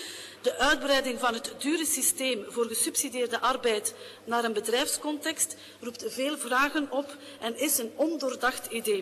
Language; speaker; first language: Dutch; native; Dutch